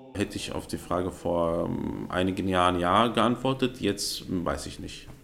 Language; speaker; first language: German; early bilingual, other home language; Arabic